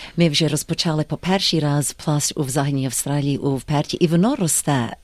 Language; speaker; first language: Ukrainian; early bilingual, heritage; Ukrainian